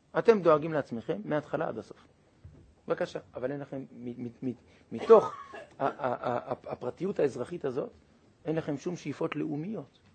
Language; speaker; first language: Hebrew; native; Hebrew